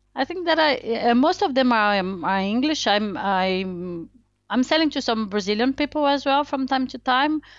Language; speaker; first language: English; non-native, fluent; Portuguese